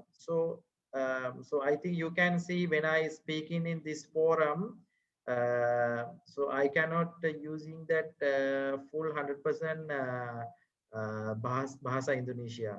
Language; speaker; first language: English; non-native, fluent; Sinhala